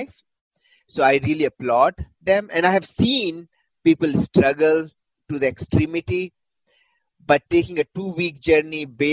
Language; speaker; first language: English; non-native, local second language; Hindi